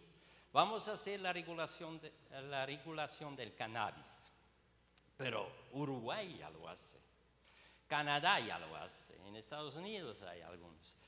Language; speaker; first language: Spanish; non-native, learner; Swiss German